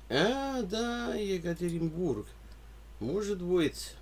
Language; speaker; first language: Russian; non-native, fluent; English